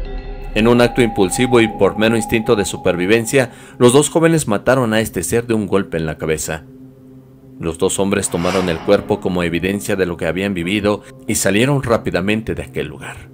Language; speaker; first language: Spanish; native; Spanish